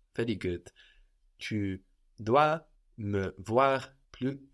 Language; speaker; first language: French; non-native, fluent; English